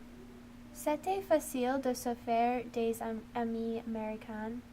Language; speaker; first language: French; non-native, learner; English